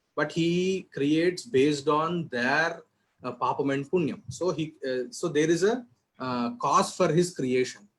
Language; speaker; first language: English; non-native, local second language; Telugu